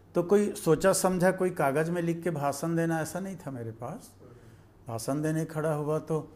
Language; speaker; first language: Hindi; native; Hindi